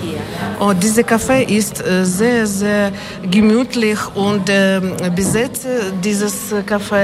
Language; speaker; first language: German; non-native, learner; Ukrainian